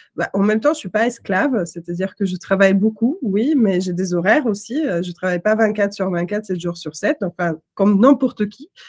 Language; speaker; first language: French; non-native, fluent; Russian